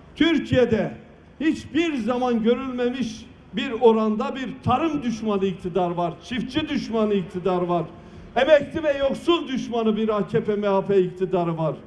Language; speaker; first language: Turkish; non-native, local second language; Kurdish